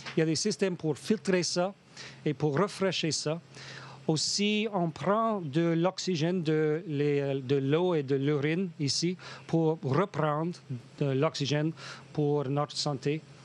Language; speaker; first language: French; non-native, fluent; English